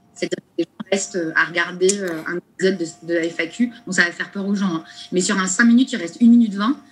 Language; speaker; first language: French; native; French